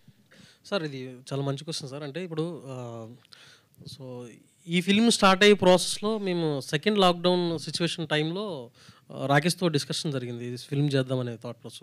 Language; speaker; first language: Telugu; native; Telugu